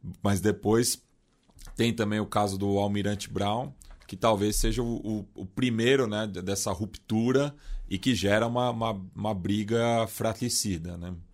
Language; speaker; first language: Portuguese; native; Portuguese